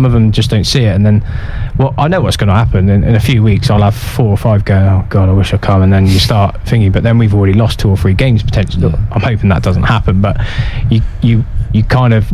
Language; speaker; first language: English; native; English